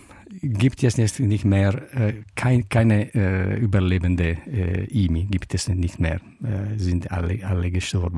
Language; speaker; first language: German; non-native, learner; Italian